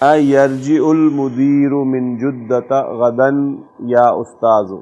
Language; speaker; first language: Arabic; non-native, fluent; Urdu